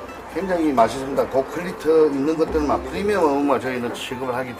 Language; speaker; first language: Korean; native; Korean